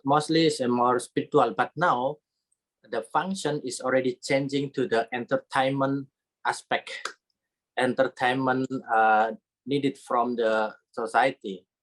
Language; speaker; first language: English; non-native, learner; Indonesian